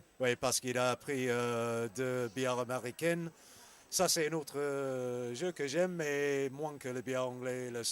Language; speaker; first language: French; non-native, learner; English